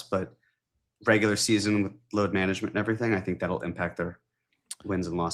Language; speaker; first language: English; native; English